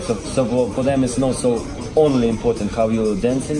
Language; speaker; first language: English; non-native, learner; Russian